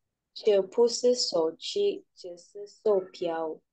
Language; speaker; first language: Chinese; non-native, learner; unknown